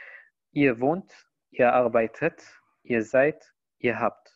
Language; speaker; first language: German; non-native, fluent; Spanish